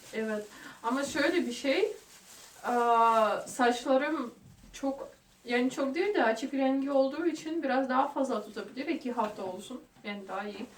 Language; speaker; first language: Turkish; non-native, fluent; Russian